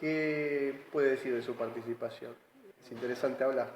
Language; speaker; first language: Spanish; native; Spanish